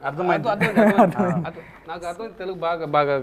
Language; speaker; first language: Telugu; non-native, local second language; Tamil